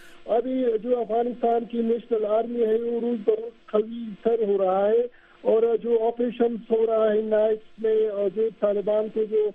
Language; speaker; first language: Hindi; non-native, fluent; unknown